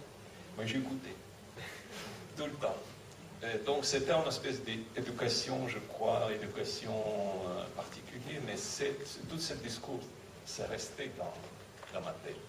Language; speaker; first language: French; non-native, fluent; Russian